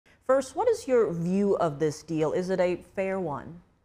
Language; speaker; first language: English; native; English